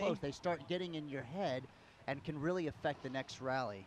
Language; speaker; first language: English; native; English